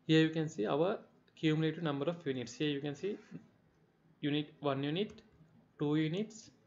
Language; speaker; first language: English; non-native, local second language; Sinhala